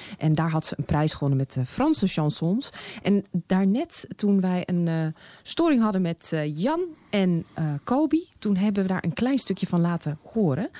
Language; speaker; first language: Dutch; native; Dutch